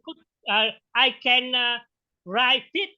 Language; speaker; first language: English; non-native, learner; Vietnamese